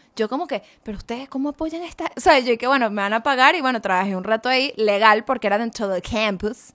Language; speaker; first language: Spanish; native; Spanish